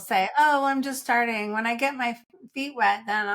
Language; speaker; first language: English; native; English